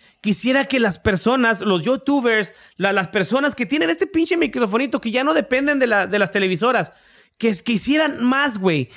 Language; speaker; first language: Spanish; early bilingual, heritage; English